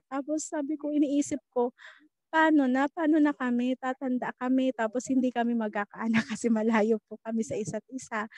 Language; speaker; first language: Filipino; non-native, local second language; Bikol